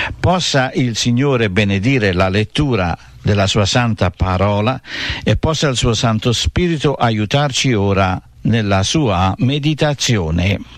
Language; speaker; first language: Italian; native; Italian